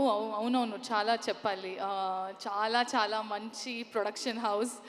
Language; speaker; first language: Telugu; non-native, learner; Kannada